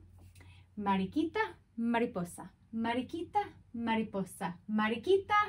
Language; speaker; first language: Spanish; non-native, fluent; English